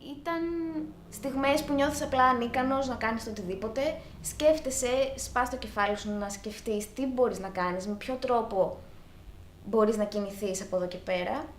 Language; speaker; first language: Greek; native; Greek